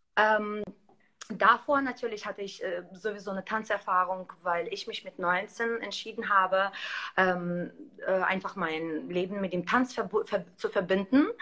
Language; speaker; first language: German; non-native, fluent; Russian